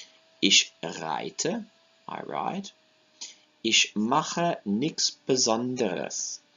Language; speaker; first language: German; non-native, fluent; English